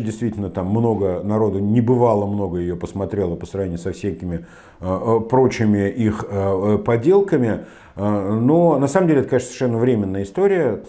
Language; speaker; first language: Russian; native; Russian